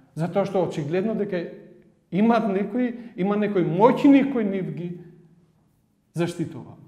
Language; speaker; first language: Macedonian; non-native, local second language; Albanian